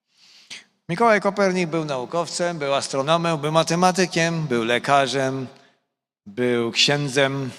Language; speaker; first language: Polish; native; Polish